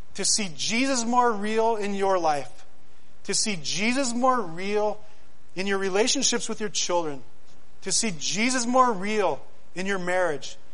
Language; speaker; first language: English; native; English